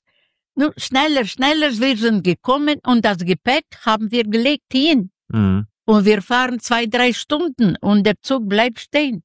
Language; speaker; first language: German; non-native, learner; Russian